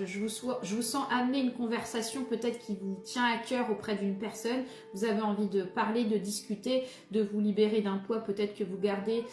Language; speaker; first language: French; native; French